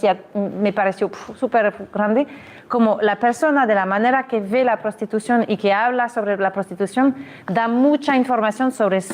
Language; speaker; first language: Spanish; non-native, fluent; French